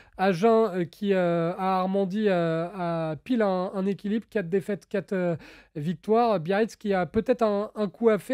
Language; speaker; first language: French; native; French